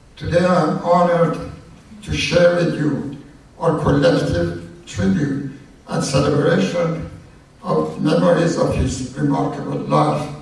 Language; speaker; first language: English; non-native, fluent; Persian